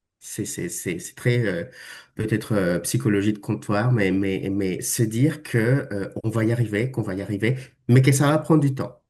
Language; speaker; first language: French; non-native, fluent; Spanish